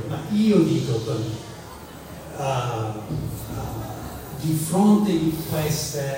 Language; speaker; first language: Italian; non-native, fluent; English